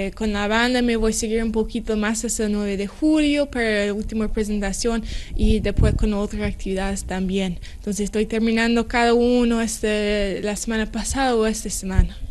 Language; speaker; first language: Spanish; non-native, learner; English